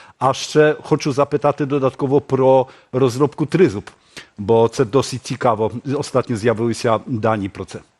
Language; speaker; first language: Ukrainian; native; Ukrainian